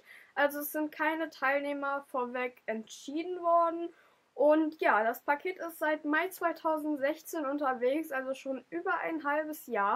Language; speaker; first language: German; native; German